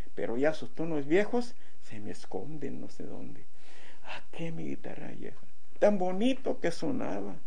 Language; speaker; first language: Spanish; early bilingual, heritage; Spanish